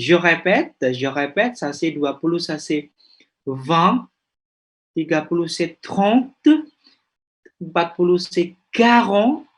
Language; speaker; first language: French; non-native, fluent; Indonesian